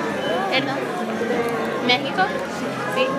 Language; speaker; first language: Spanish; non-native, learner; English